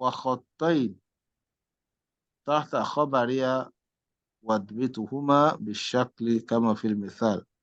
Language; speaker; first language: Arabic; non-native, fluent; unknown